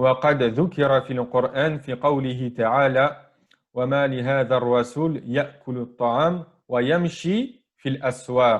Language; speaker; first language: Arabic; non-native, fluent; French